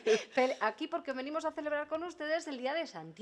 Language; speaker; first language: Spanish; native; Spanish